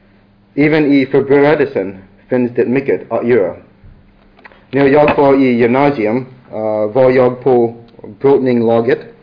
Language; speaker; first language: Swedish; non-native, learner; English